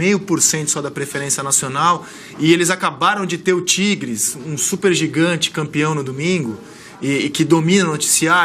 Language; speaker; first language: Portuguese; native; Portuguese